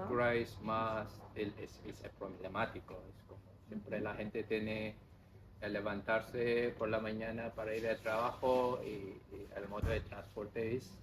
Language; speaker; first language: Spanish; non-native, fluent; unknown